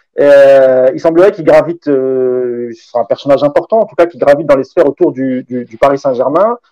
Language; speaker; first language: French; native; French